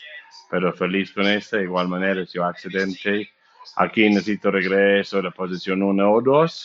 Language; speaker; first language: Spanish; non-native, learner; English